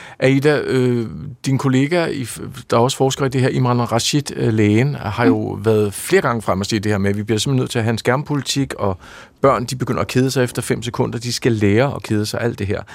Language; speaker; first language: Danish; native; Danish